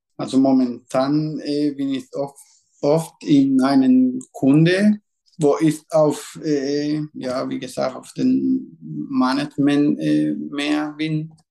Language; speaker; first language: German; non-native, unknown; Spanish